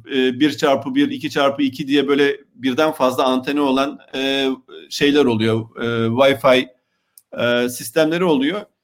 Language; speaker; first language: Turkish; native; Turkish